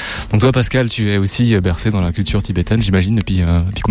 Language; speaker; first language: French; native; French